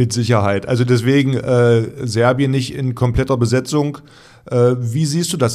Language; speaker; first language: German; native; German